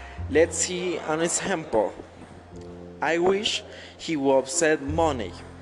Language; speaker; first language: English; non-native, learner; Spanish